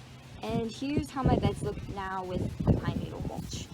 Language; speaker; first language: English; native; English